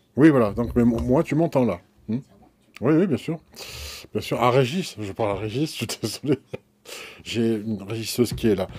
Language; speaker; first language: French; native; French